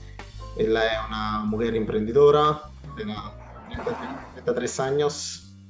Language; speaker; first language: Spanish; non-native, learner; Italian